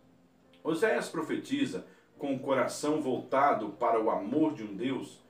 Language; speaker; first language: Portuguese; native; Portuguese